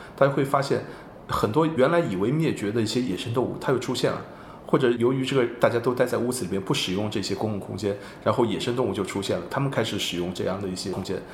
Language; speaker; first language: Chinese; non-native, local second language; Wu Chinese